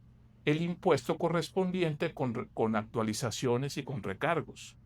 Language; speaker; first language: Spanish; native; Spanish